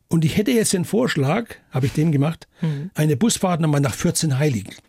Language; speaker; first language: German; native; German